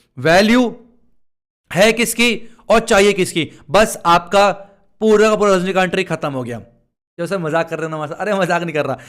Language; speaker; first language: Hindi; native; Hindi